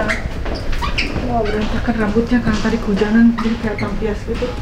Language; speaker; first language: Indonesian; native; Indonesian